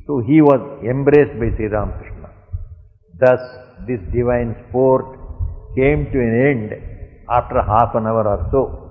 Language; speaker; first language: English; non-native, local second language; Tamil